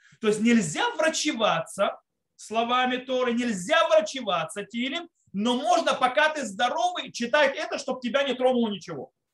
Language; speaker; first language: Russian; early bilingual, heritage; Russian